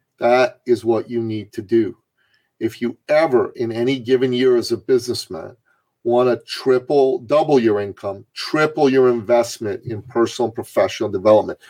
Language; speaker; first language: English; early bilingual, other home language; Persian